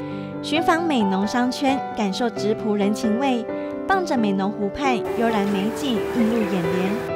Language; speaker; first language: Chinese; native; Chinese